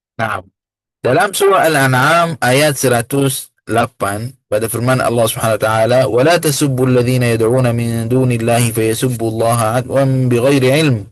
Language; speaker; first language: Malay; non-native, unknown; Arabic